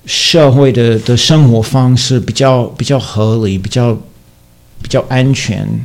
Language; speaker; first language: Chinese; non-native, learner; English